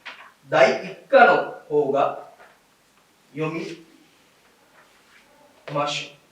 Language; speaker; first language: Japanese; non-native, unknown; Sinhala